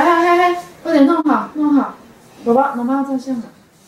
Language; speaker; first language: Chinese; native; Chinese